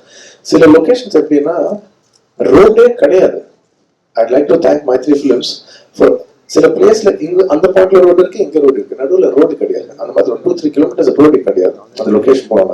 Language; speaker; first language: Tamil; non-native, local second language; Telugu